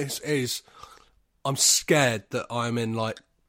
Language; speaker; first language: English; native; English